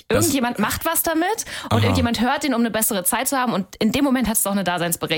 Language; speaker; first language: German; native; German